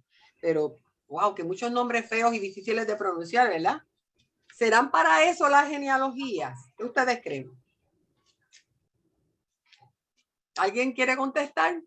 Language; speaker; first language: Spanish; native; Spanish